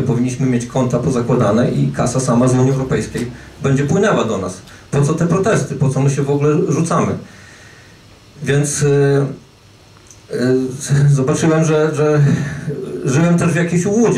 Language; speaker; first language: Polish; native; Polish